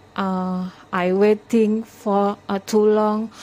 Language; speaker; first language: English; non-native, learner; Indonesian